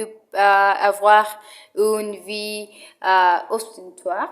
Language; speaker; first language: French; non-native, learner; Spanish